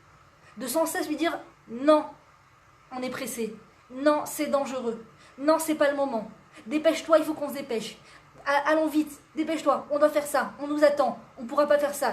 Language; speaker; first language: French; native; French